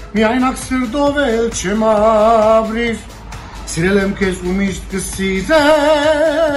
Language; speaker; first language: Armenian; early bilingual, heritage; Armenian